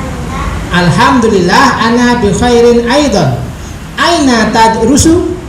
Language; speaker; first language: Arabic; non-native, fluent; Indonesian